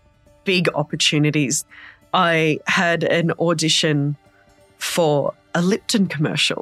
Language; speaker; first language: English; native; English